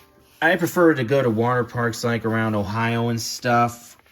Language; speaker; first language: English; native; English